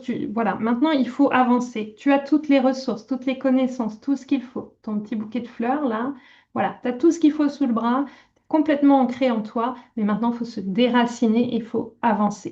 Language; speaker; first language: French; native; French